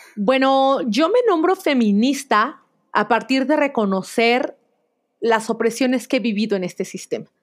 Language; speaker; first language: Spanish; native; Spanish